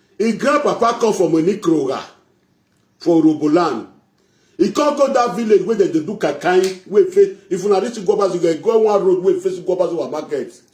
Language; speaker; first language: Nigerian Pidgin; non-native, local second language; Bini